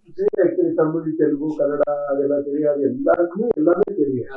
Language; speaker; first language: Tamil; non-native, learner; Kannada